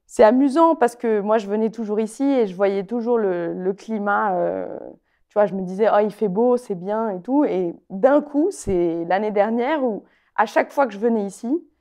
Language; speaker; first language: French; native; French